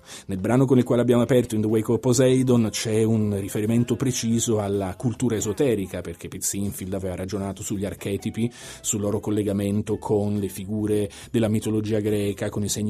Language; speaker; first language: Italian; native; Italian